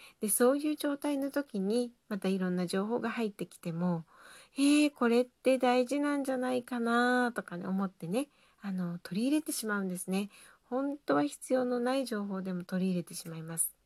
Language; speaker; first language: Japanese; native; Japanese